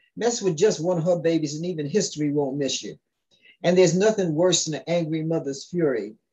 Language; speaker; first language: English; early bilingual, other home language; Spanish